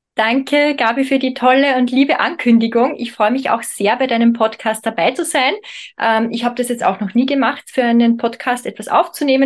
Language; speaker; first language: German; native; German